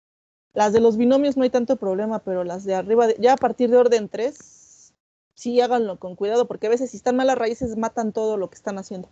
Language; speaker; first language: Spanish; native; Spanish